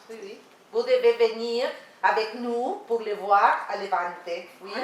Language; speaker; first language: French; non-native, learner; Spanish